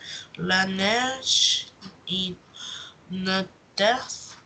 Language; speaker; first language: French; non-native, learner; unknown